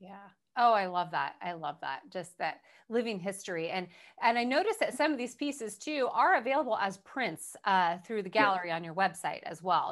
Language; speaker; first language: English; native; English